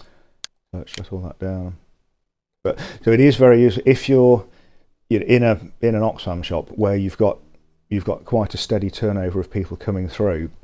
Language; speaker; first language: English; native; English